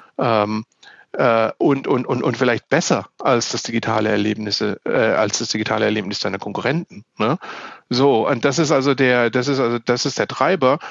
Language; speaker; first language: German; native; German